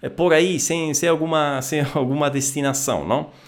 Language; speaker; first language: Portuguese; non-native, fluent; Italian